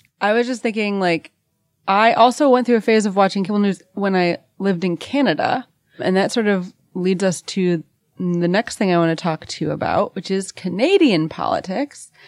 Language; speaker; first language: English; native; English